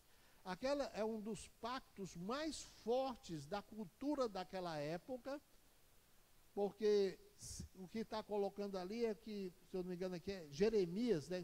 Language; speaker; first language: Portuguese; native; Portuguese